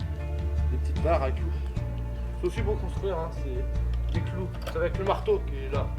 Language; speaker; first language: French; native; French